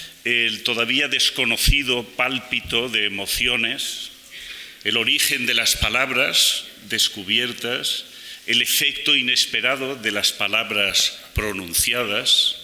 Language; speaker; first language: Spanish; native; Spanish